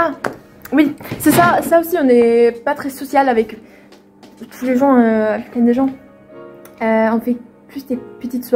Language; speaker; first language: French; non-native, fluent; Swedish